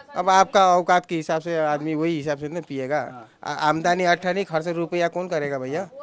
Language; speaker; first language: Hindi; non-native, fluent; Nepali